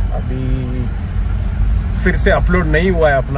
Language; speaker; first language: Hindi; non-native, local second language; Marathi